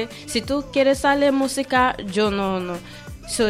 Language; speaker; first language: Spanish; non-native, learner; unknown